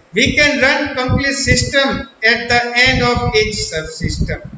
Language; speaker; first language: English; non-native, local second language; Gujarati